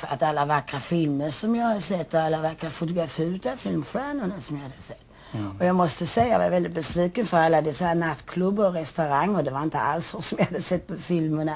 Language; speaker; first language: Swedish; native; Swedish